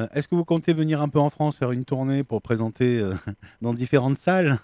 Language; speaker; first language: French; native; French